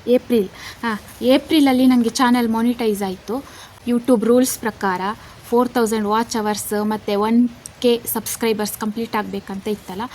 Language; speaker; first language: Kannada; non-native, local second language; Tulu